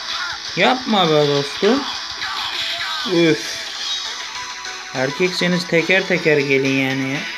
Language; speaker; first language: Turkish; native; Turkish